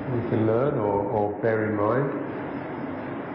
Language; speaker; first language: English; native; English